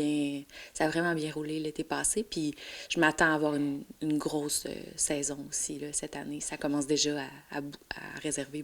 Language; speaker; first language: French; native; French